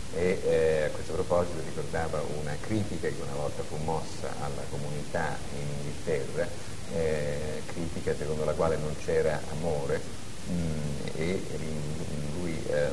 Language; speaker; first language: Italian; native; Italian